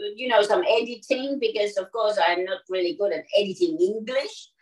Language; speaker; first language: English; non-native, fluent; Finnish